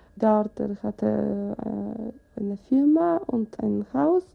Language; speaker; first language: German; non-native, learner; Polish